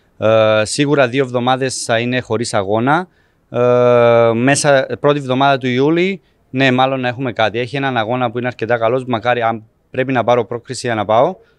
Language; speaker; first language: Greek; non-native, fluent; Serbian